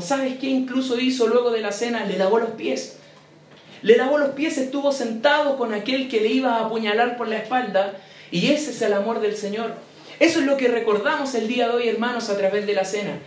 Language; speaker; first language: Spanish; native; Spanish